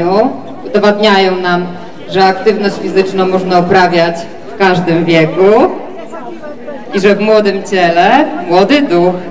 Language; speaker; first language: Polish; native; Polish